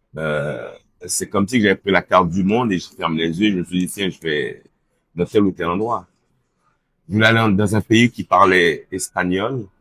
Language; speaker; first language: French; early bilingual, other home language; Haitian Creole